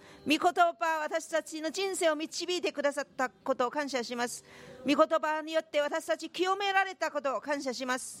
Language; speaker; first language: Japanese; non-native, fluent; Korean